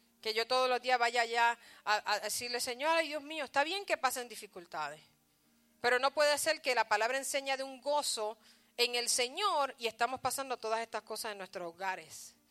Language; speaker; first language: Spanish; early bilingual, heritage; Spanish